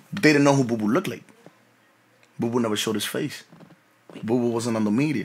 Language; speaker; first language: English; early bilingual, other home language; Spanish